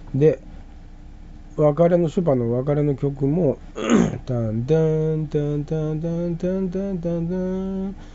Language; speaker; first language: Japanese; native; Japanese